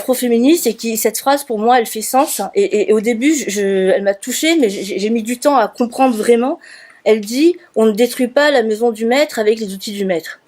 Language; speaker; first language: French; native; French